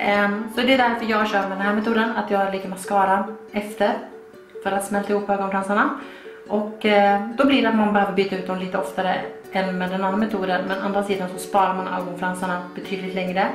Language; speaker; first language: Swedish; native; Swedish